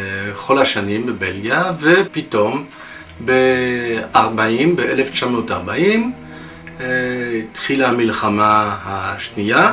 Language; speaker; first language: Hebrew; non-native, fluent; French